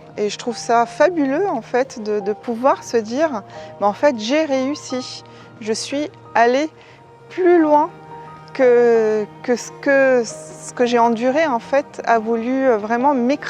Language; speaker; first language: French; native; French